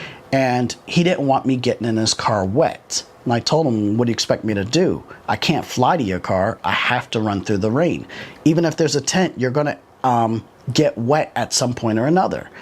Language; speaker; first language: English; native; English